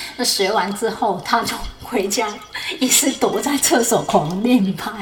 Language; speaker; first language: Chinese; non-native, fluent; Cantonese